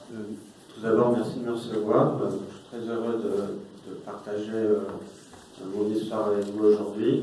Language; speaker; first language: French; native; French